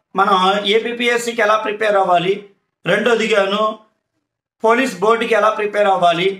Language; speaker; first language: Telugu; native; Telugu